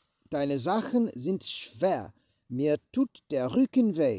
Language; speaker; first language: German; non-native, learner; English